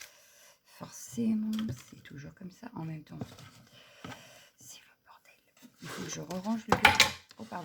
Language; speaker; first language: French; native; French